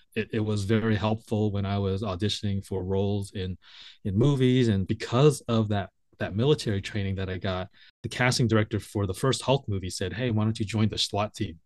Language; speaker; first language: English; native; English